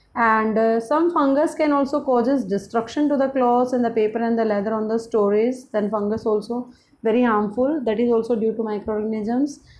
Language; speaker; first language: English; non-native, local second language; Hindi